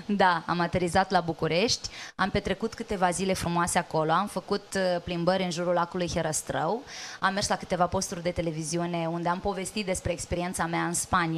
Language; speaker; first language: Romanian; native; Romanian